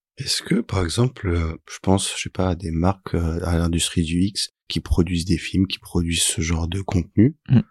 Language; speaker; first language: French; native; French